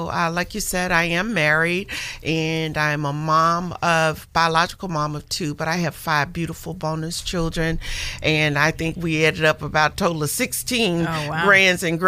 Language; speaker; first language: English; native; English